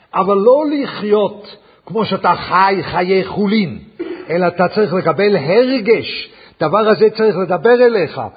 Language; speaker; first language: Hebrew; non-native, fluent; English